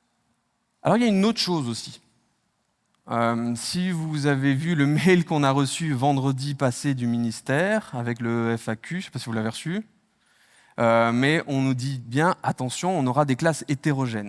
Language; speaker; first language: French; native; French